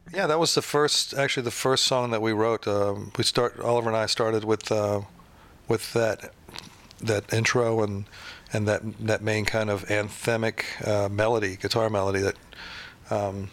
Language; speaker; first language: English; native; English